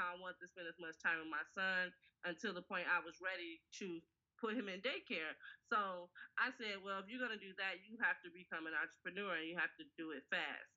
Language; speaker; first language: English; native; English